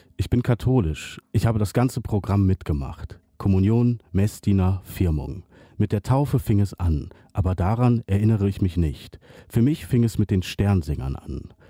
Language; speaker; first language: German; native; German